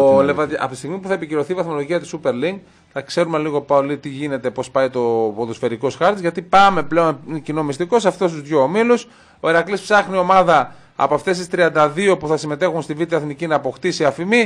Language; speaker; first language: Greek; native; Greek